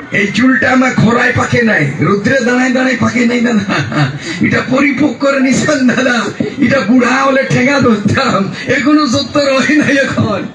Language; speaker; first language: Bangla; non-native, local second language; Santali